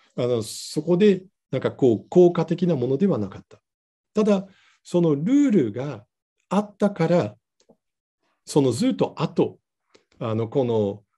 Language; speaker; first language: Japanese; non-native, fluent; Dutch